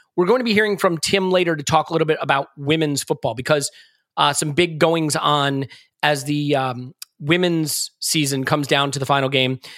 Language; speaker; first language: English; native; English